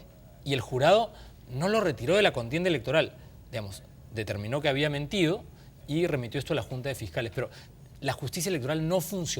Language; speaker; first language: Spanish; native; Spanish